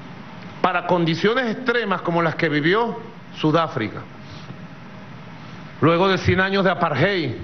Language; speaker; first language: Spanish; native; Spanish